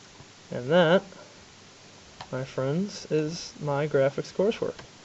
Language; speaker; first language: English; native; English